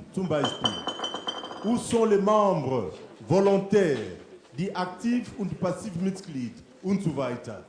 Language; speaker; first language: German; non-native, fluent; French